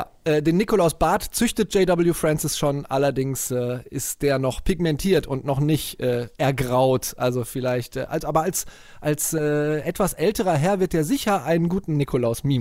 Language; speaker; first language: German; native; German